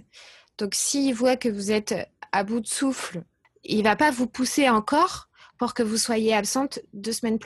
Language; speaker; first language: French; native; French